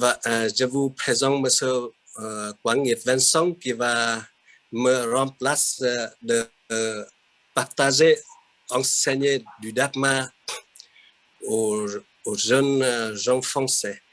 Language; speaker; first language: French; non-native, fluent; Vietnamese